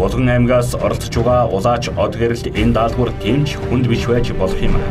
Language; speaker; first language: Mongolian; native; Mongolian